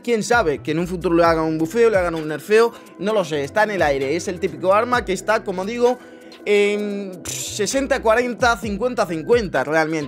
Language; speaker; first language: Spanish; native; Spanish